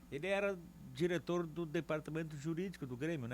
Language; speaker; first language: Portuguese; native; Portuguese